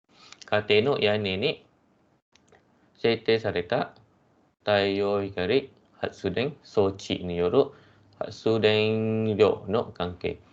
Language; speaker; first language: Japanese; non-native, fluent; Malay